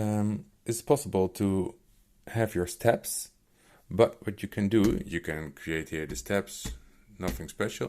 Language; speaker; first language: English; non-native, fluent; Dutch